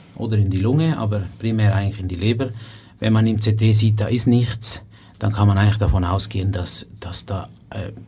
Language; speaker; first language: German; native; German